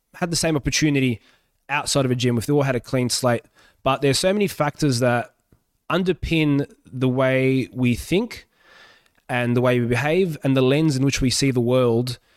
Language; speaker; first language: English; early bilingual, other home language; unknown